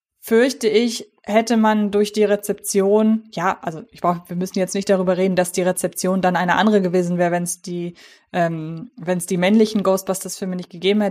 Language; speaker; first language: German; native; German